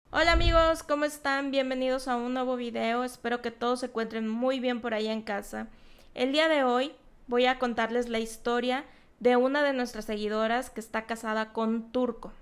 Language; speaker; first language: Spanish; native; Spanish